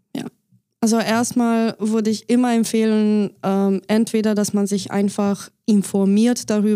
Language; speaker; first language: German; non-native, fluent; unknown